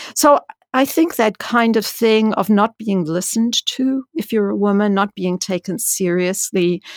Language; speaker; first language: English; native; English